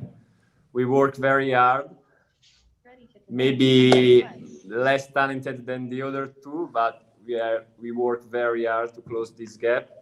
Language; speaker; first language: English; non-native, learner; Italian